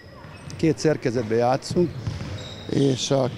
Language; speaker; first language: Hungarian; non-native, learner; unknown